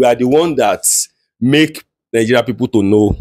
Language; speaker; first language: English; non-native, local second language; Yoruba